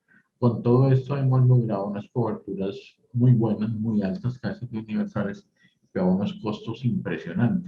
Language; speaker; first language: Spanish; native; Spanish